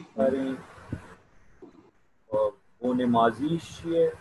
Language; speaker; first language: Persian; non-native, fluent; Urdu